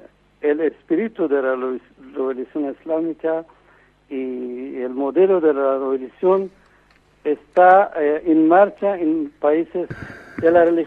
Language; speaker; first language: Spanish; non-native, fluent; Persian